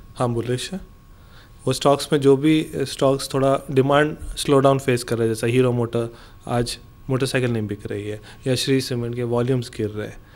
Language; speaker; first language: Hindi; non-native, local second language; Gujarati